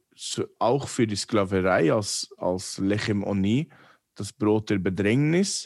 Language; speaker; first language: German; non-native, fluent; English